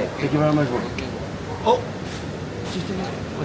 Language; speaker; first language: English; non-native, learner; French